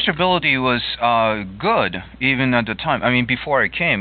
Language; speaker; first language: English; non-native, fluent; Japanese